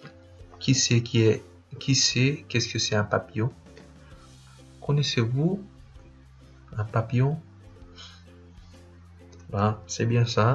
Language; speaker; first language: French; non-native, fluent; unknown